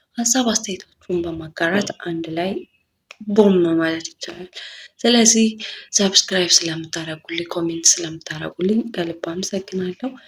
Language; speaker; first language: Amharic; native; Amharic